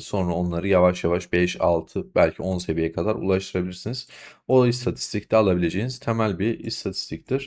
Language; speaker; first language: Turkish; native; Turkish